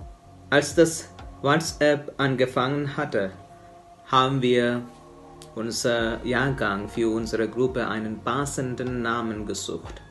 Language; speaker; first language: German; non-native, fluent; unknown